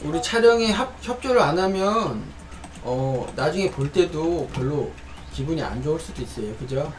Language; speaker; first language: Korean; native; Korean